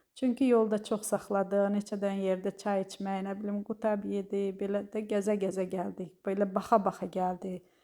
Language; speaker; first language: Azerbaijani; native; Azerbaijani